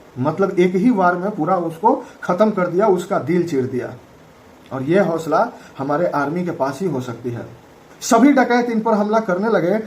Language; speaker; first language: Hindi; native; Hindi